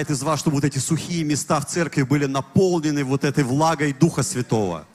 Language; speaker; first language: Russian; native; Russian